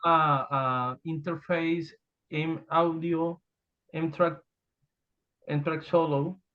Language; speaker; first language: English; non-native, learner; Spanish